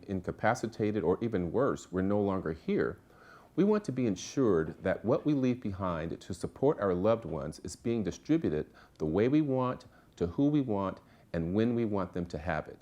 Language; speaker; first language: English; native; English